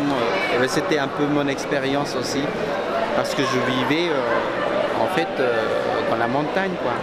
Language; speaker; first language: French; non-native, fluent; Spanish